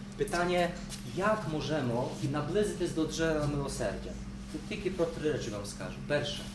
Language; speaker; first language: Ukrainian; non-native, fluent; Polish